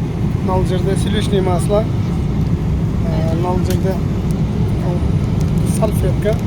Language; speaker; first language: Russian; non-native, local second language; Kyrgyz